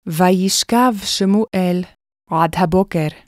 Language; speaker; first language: Hebrew; non-native, fluent; English